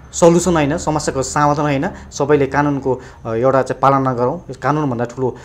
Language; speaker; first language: Nepali; native; Nepali